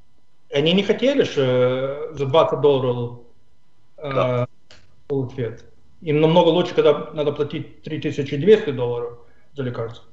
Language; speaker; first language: Russian; non-native, fluent; English